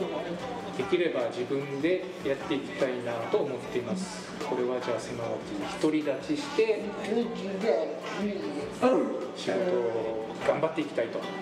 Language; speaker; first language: Japanese; native; Japanese